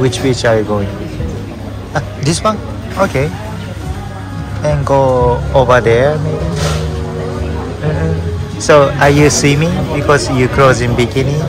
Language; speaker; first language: English; non-native, learner; Japanese